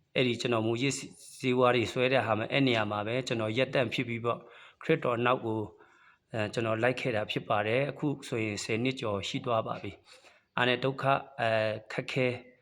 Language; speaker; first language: Burmese; non-native, local second language; Shwe Palaung